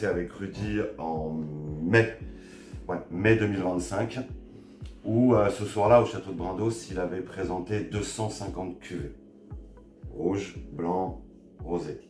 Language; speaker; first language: French; native; French